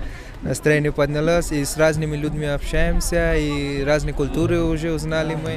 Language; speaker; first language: Russian; non-native, learner; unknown